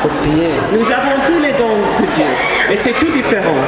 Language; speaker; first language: French; non-native, learner; English